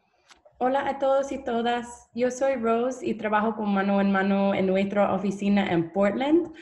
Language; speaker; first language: Spanish; non-native, fluent; English